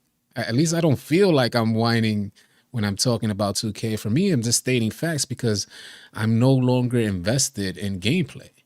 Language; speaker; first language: English; native; English